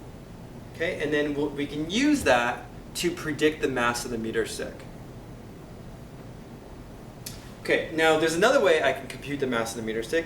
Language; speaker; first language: English; native; English